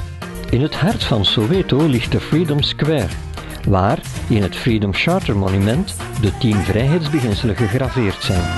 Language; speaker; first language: Dutch; native; Dutch